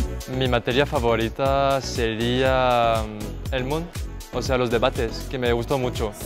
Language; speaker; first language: Spanish; non-native, learner; French